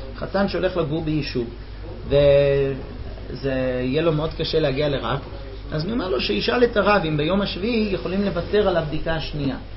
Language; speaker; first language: Hebrew; non-native, fluent; English